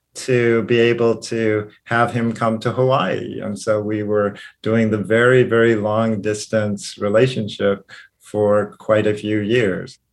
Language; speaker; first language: English; native; English